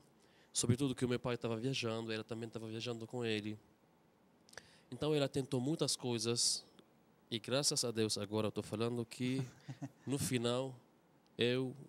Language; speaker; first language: Portuguese; non-native, fluent; Arabic